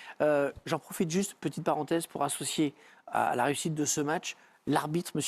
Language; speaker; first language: French; native; French